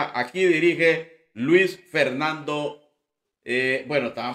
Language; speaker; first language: Spanish; native; Spanish